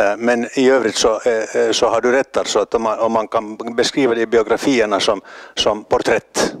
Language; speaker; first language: Swedish; native; Swedish